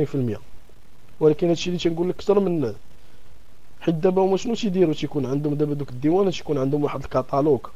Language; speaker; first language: Arabic; native; Arabic